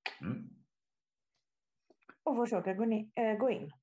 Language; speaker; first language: Swedish; non-native, fluent; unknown